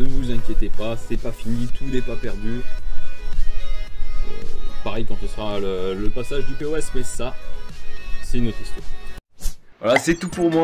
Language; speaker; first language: French; native; French